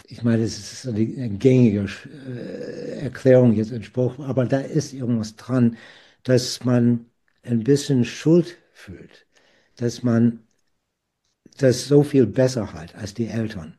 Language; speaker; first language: German; non-native, fluent; English